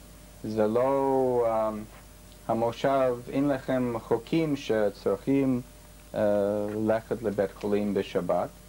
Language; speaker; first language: Hebrew; non-native, learner; English